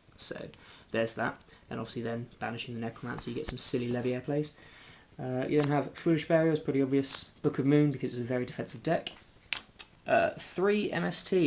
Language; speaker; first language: English; native; English